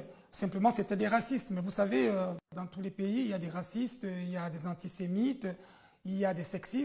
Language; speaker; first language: French; early bilingual, other home language; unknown